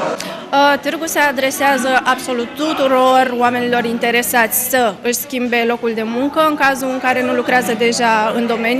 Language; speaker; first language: Romanian; native; Romanian